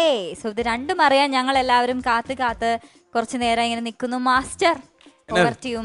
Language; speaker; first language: Malayalam; native; Malayalam